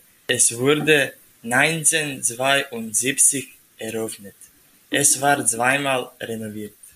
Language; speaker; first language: German; non-native, learner; Croatian